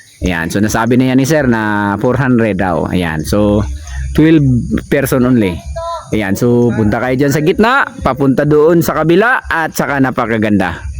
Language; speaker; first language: Filipino; non-native, local second language; Cebuano